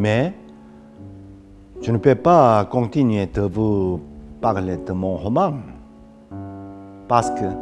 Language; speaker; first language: French; non-native, fluent; Korean